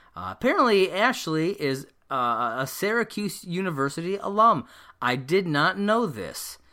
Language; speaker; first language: English; native; English